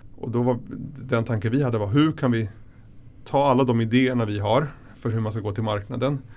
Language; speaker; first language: Swedish; early bilingual, other home language; Spanish